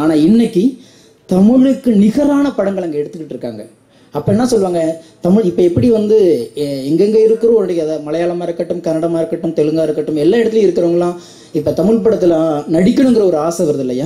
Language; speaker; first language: Tamil; native; Tamil